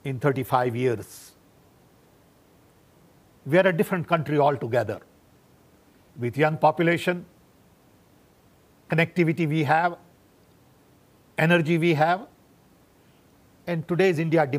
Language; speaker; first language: English; non-native, local second language; Gujarati